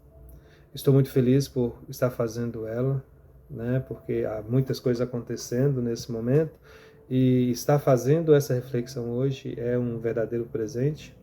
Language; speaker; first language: Portuguese; native; Portuguese